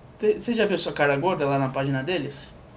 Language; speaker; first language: Portuguese; native; Portuguese